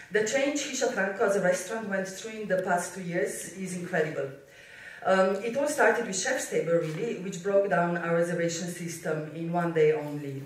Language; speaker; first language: English; non-native, fluent; Slovenian